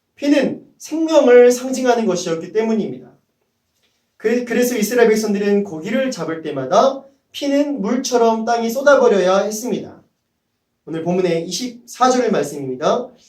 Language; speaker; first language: Korean; native; Korean